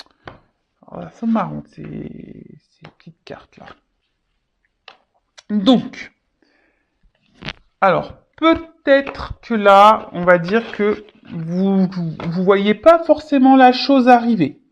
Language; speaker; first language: French; native; French